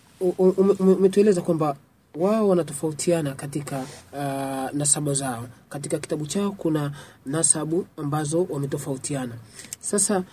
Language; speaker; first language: Swahili; native; Swahili